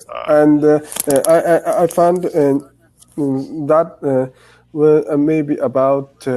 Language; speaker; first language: English; non-native, learner; Chinese